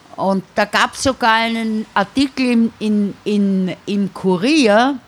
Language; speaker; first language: German; native; German